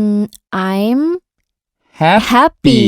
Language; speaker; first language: English; non-native, learner; Korean